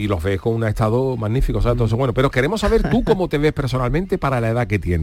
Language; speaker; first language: Spanish; native; Spanish